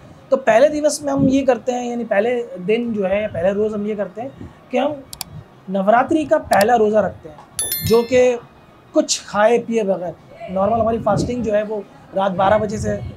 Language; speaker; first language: Urdu; non-native, local second language; Gujarati